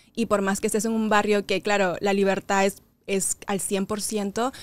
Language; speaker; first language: Spanish; native; Spanish